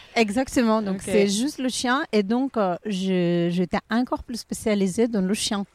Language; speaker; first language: French; non-native, fluent; Ukrainian